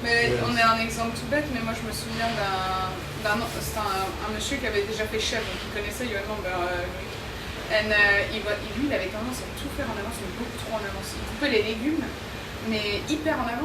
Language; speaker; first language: French; native; French